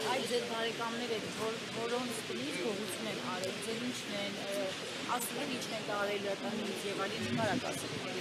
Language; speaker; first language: Armenian; native; Armenian